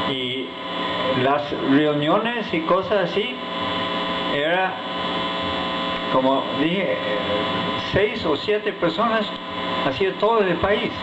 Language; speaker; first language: Spanish; non-native, fluent; English